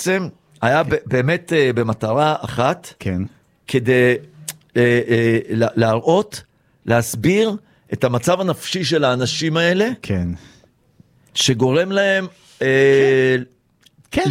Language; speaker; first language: Hebrew; native; Hebrew